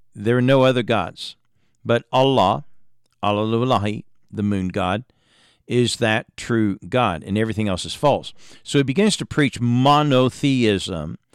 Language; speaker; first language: English; native; English